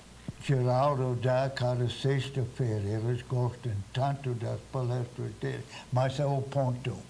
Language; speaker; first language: Portuguese; non-native, fluent; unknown